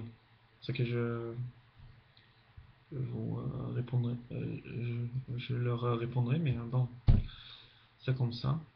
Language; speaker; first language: French; non-native, fluent; Dutch